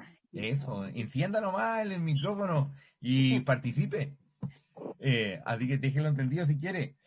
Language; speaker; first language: Spanish; native; Spanish